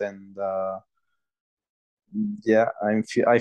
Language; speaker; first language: English; non-native, fluent; Spanish